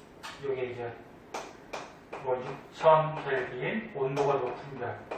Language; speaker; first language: Korean; native; Korean